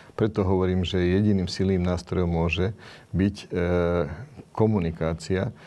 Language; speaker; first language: Slovak; non-native, local second language; Romany